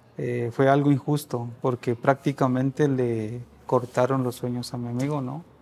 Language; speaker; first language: Spanish; native; Spanish